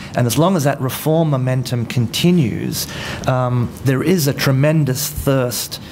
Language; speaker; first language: English; native; English